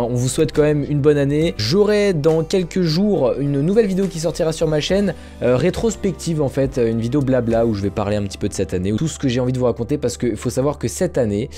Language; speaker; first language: French; native; French